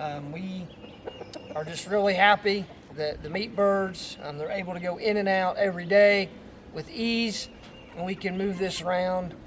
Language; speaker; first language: English; native; English